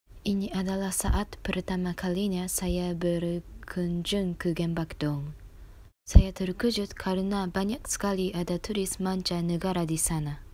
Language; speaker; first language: Indonesian; non-native, learner; Japanese